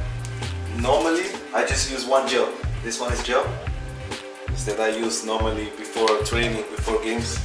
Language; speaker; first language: English; non-native, learner; Portuguese